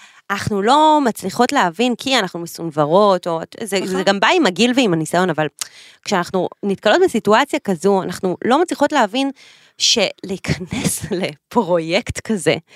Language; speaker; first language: Hebrew; native; Hebrew